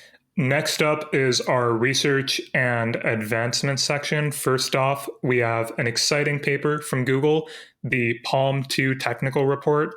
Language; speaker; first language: English; native; English